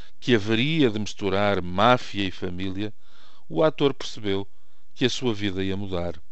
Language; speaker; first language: Portuguese; native; Portuguese